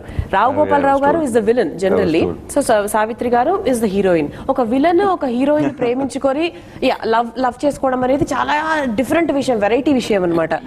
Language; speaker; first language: Telugu; native; Telugu